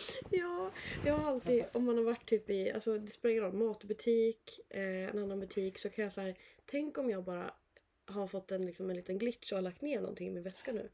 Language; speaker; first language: Swedish; native; Swedish